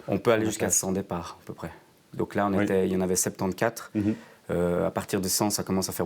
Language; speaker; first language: French; native; French